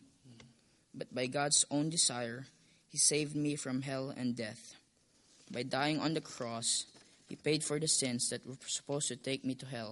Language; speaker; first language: English; non-native, local second language; Filipino